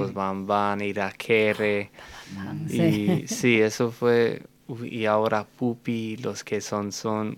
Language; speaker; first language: Spanish; non-native, fluent; English